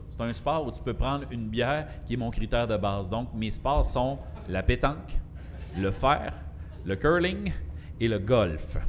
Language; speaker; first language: French; native; French